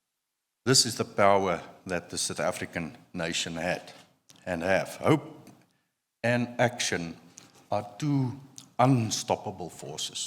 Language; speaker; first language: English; non-native, local second language; Afrikaans